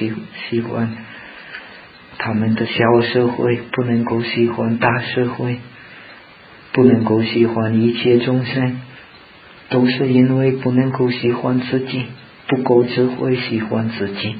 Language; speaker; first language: Chinese; non-native, fluent; Czech